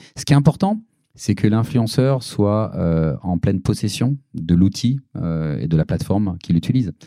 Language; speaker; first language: French; native; French